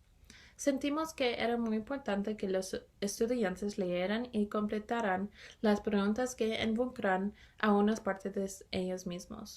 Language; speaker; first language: Spanish; early bilingual, heritage; Spanish